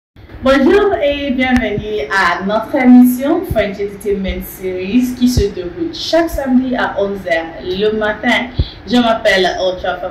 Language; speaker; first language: French; non-native, fluent; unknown